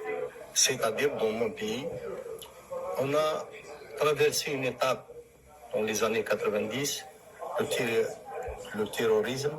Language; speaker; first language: French; non-native, local second language; Arabic